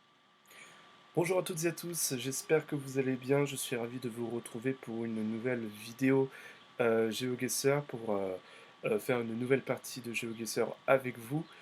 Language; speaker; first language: French; native; French